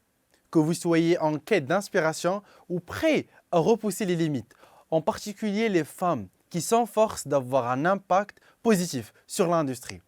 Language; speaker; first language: French; non-native, local second language; Arabic